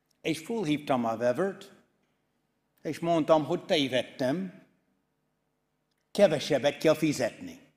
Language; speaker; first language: Hungarian; non-native, fluent; English